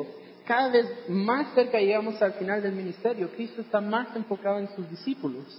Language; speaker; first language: Spanish; non-native, fluent; English